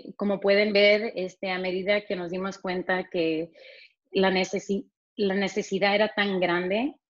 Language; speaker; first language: Spanish; early bilingual, heritage; Spanish